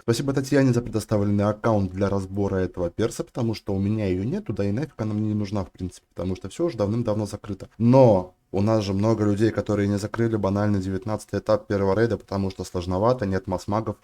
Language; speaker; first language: Russian; native; Russian